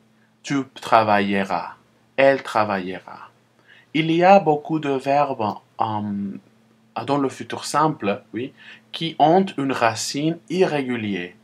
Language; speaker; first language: French; non-native, fluent; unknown